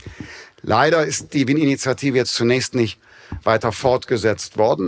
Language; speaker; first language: German; native; German